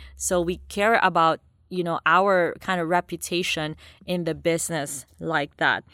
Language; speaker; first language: English; non-native, local second language; Cebuano